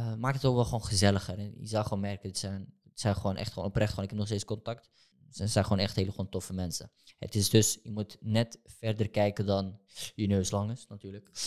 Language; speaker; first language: Dutch; early bilingual, other home language; Turkish